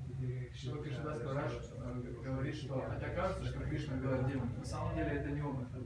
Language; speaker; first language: Russian; native; Russian